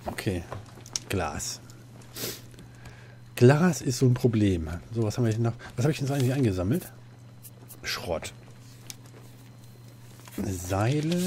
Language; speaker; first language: German; native; German